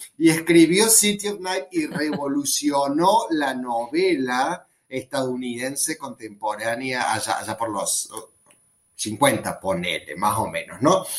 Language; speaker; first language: Spanish; native; Spanish